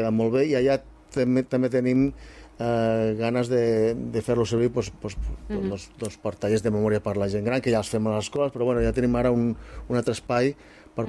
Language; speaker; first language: Catalan; native; Catalan